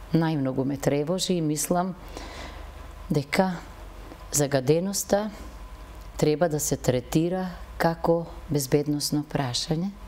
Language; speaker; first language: Macedonian; native; Macedonian